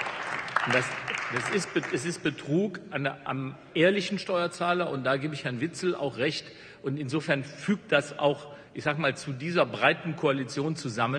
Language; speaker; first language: German; native; German